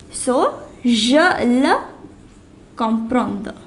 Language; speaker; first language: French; non-native, fluent; English